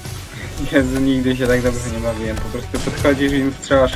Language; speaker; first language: Polish; native; Polish